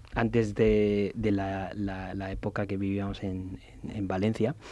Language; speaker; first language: Spanish; non-native, fluent; Cantonese